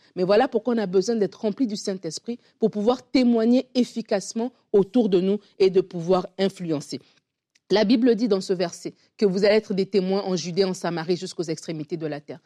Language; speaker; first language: French; native; French